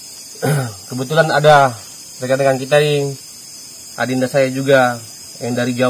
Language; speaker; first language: Indonesian; native; Indonesian